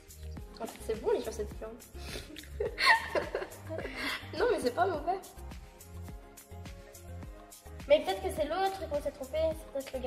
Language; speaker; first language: French; native; French